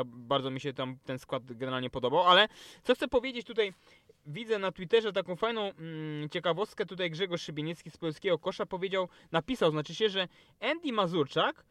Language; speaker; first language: Polish; native; Polish